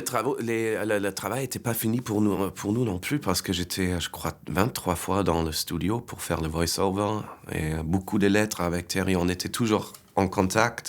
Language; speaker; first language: French; non-native, fluent; German